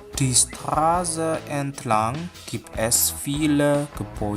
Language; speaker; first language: German; non-native, fluent; Indonesian